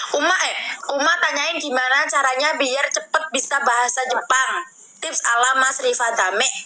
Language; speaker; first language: Indonesian; non-native, local second language; Javanese